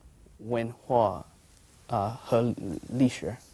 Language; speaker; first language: Chinese; non-native, learner; Hmong